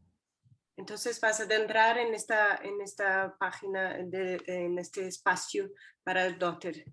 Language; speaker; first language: Spanish; non-native, fluent; Portuguese